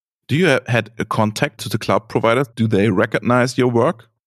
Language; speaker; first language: English; non-native, fluent; German